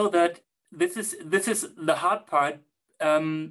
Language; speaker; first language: English; non-native, fluent; German